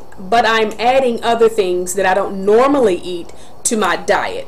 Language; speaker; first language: English; native; English